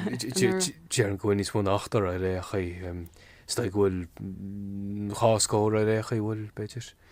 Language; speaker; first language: Irish; native; Irish